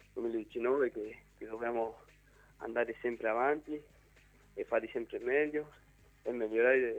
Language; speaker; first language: Italian; non-native, learner; Spanish